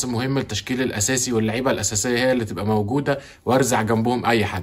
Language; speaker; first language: Arabic; native; Arabic